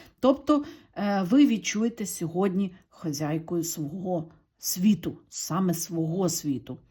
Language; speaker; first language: Ukrainian; non-native, local second language; Russian